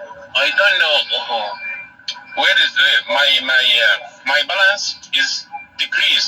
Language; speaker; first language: English; non-native, learner; Arabic